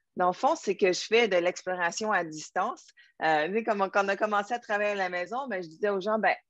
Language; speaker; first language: French; native; French